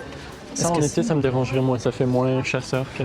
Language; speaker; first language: French; native; French